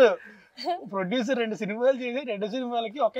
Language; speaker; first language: Telugu; native; Telugu